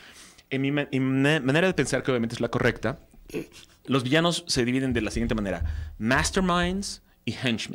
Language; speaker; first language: Spanish; native; Spanish